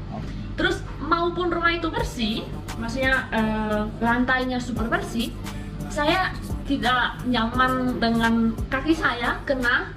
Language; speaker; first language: Indonesian; non-native, fluent; Spanish